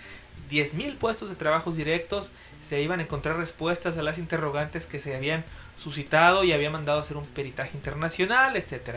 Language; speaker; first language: Spanish; native; Spanish